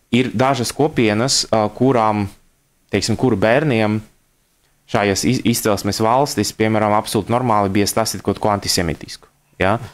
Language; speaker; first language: Latvian; non-native, local second language; Russian